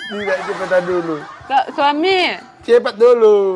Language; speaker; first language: Indonesian; native; Indonesian